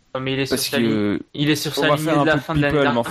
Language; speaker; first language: French; native; French